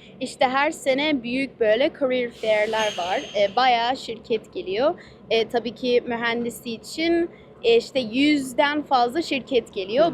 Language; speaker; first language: Turkish; early bilingual, heritage; Turkish